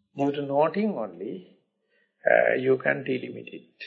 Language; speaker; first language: English; non-native, local second language; Sinhala